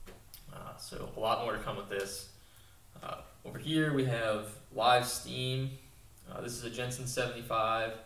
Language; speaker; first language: English; native; English